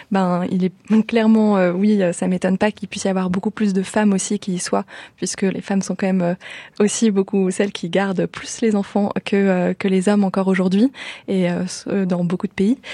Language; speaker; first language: French; native; French